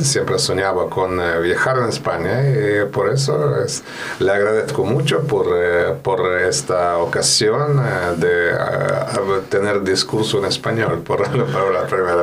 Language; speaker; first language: Spanish; non-native, fluent; Russian